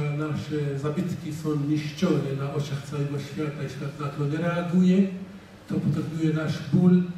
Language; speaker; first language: Polish; non-native, fluent; Assyrian Neo-Aramaic